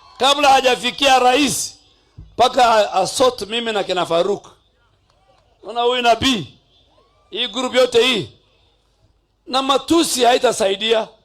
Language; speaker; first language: Swahili; non-native, local second language; Somali